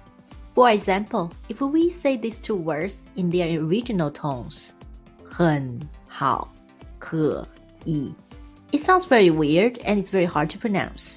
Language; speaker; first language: English; non-native, fluent; Chinese